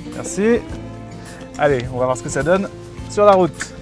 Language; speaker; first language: French; native; French